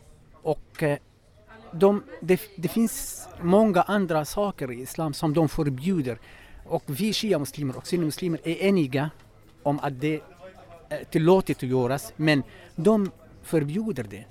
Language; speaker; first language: Swedish; non-native, fluent; Arabic